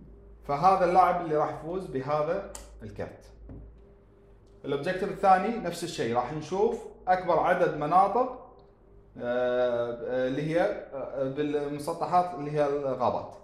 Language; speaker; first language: Arabic; native; Arabic